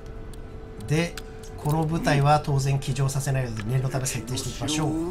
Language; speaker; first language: Japanese; native; Japanese